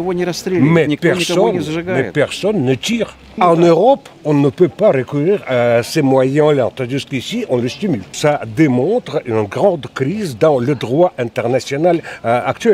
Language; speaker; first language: French; non-native, fluent; Russian